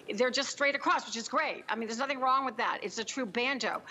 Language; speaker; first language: English; native; English